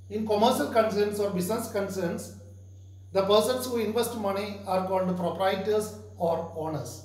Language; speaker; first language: English; non-native, local second language; Malayalam